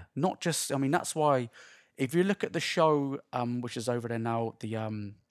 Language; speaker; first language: English; native; English